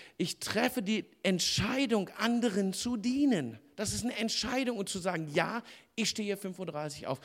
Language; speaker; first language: German; native; German